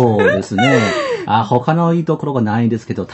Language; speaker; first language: Japanese; non-native, fluent; Chinese